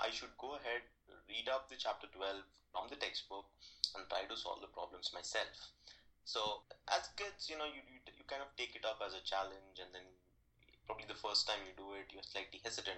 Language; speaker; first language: English; non-native, local second language; Telugu